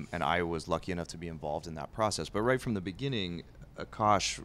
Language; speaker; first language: English; native; English